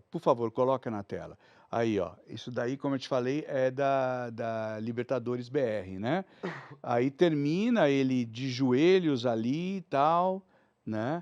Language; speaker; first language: Portuguese; native; Portuguese